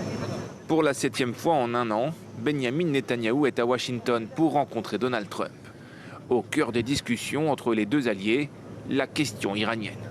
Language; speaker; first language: French; native; French